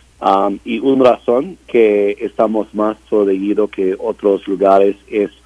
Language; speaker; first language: Spanish; non-native, learner; English